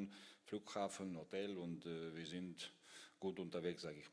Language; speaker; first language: German; non-native, fluent; Russian